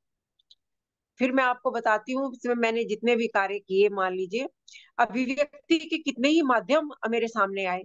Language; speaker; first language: Hindi; native; Hindi